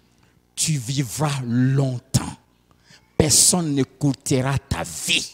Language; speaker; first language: French; non-native, local second language; Lingala